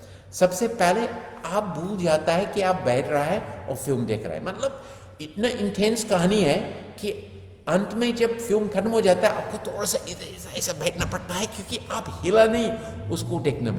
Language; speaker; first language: Hindi; non-native, fluent; English